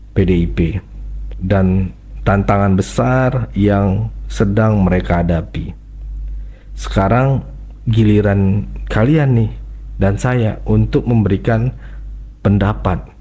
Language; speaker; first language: Indonesian; native; Indonesian